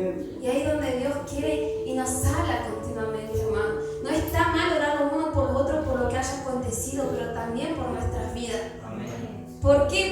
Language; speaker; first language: Spanish; native; Spanish